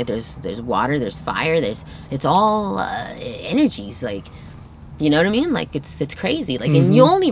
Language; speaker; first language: English; early bilingual, other home language; Spanish